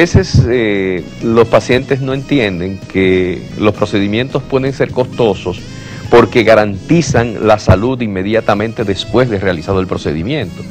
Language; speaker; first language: Spanish; native; Spanish